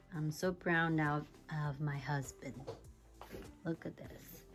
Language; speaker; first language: English; non-native, fluent; Portuguese